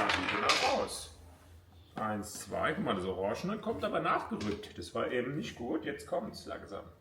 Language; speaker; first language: German; native; German